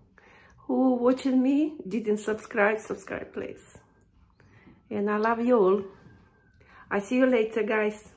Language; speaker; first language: English; non-native, learner; Russian